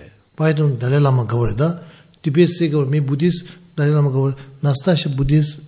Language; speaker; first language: Russian; non-native, learner; Tibetan